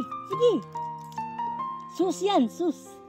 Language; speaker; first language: Filipino; non-native, local second language; Cebuano